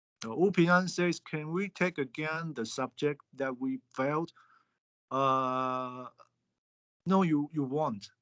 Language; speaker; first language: English; non-native, learner; Chinese